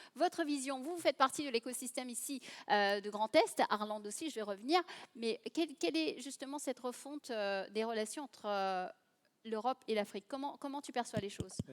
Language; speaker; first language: French; non-native, local second language; Morisyen